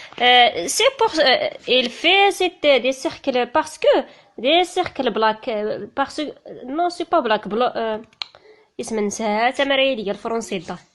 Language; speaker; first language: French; non-native, learner; Tachelhit